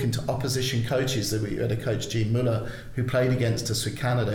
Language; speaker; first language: English; native; English